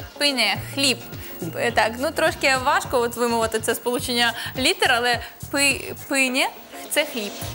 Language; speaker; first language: Ukrainian; native; Ukrainian